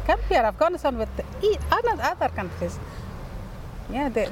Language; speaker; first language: English; non-native, fluent; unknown